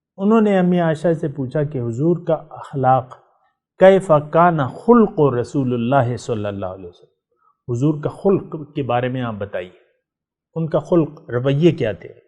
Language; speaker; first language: Urdu; non-native, local second language; Pashto